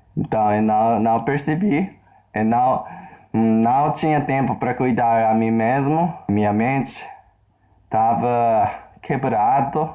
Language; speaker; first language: Portuguese; non-native, fluent; Japanese